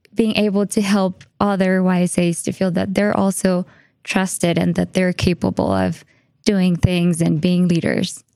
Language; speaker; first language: English; non-native, fluent; Spanish